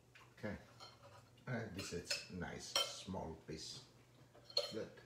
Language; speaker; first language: English; non-native, learner; Italian